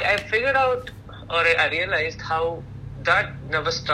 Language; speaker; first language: English; non-native, local second language; Tamil